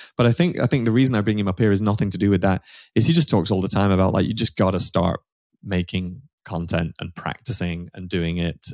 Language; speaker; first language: English; native; English